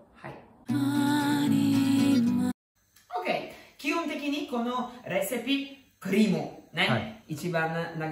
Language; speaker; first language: Japanese; non-native, learner; Italian